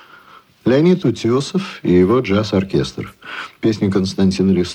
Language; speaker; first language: Russian; native; Russian